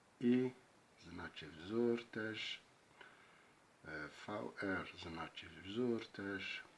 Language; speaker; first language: Polish; non-native, learner; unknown